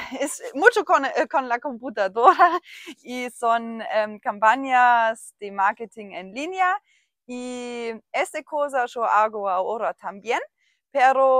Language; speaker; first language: Spanish; non-native, fluent; German